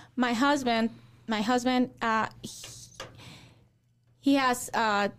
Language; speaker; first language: English; non-native, fluent; Spanish